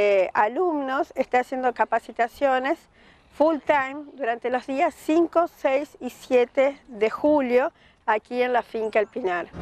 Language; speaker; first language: Spanish; native; Spanish